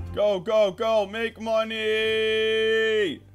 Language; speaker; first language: English; native; English